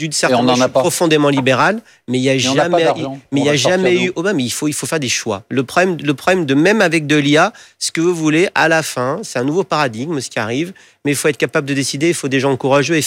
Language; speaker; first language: French; native; French